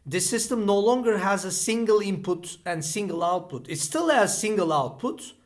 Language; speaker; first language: English; non-native, fluent; Turkish